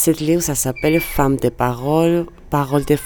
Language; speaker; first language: French; non-native, learner; Georgian